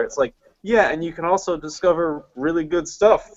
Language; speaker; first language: English; native; English